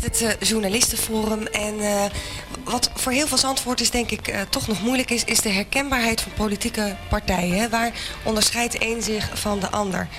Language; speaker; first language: Dutch; native; Dutch